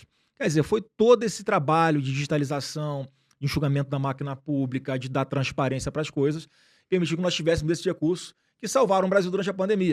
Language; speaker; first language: Portuguese; native; Portuguese